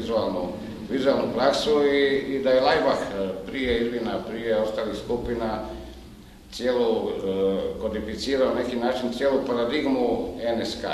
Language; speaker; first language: Croatian; native; Croatian